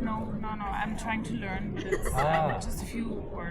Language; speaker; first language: English; non-native, fluent; German